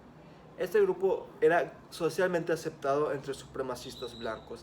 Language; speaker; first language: Spanish; native; Spanish